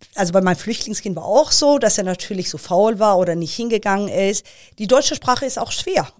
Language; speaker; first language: German; early bilingual, other home language; Persian